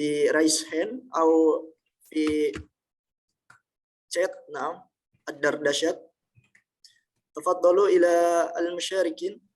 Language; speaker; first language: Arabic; non-native, fluent; Indonesian